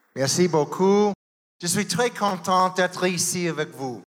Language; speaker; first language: French; non-native, learner; English